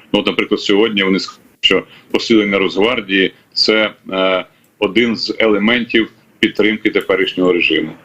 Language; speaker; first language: Ukrainian; native; Ukrainian